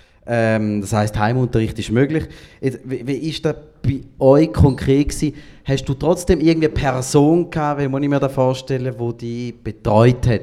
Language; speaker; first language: German; native; German